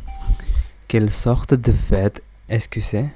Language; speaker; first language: French; non-native, learner; English